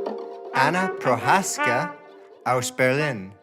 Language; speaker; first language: German; non-native, learner; Italian